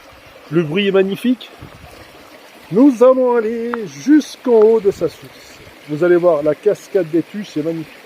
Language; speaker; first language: French; native; French